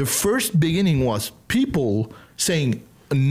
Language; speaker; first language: English; non-native, learner; French